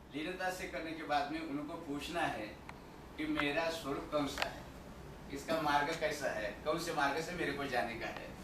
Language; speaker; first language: Hindi; non-native, local second language; Marathi